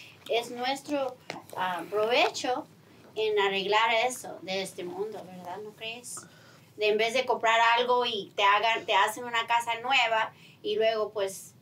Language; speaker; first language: Spanish; early bilingual, heritage; Spanish